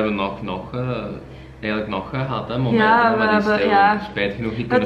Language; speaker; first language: Dutch; native; Dutch